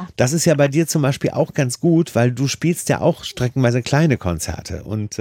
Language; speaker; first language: German; native; German